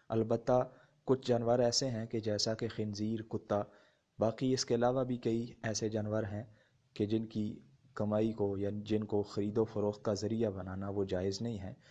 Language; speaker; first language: Urdu; non-native, local second language; Punjabi